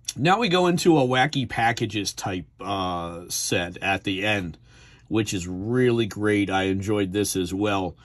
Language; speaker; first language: English; native; English